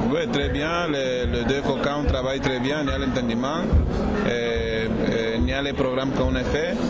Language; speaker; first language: French; non-native, learner; Spanish